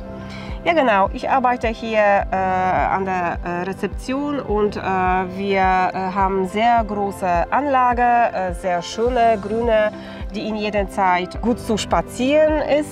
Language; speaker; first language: German; non-native, fluent; Polish